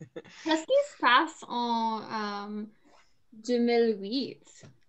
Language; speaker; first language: French; non-native, learner; English